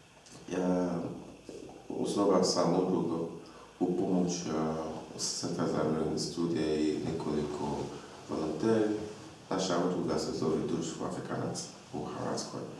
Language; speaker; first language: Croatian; non-native, learner; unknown